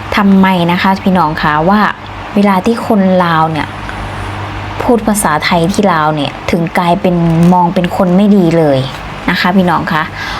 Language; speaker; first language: Thai; native; Thai